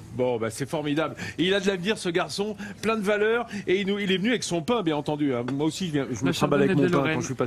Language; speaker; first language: French; native; French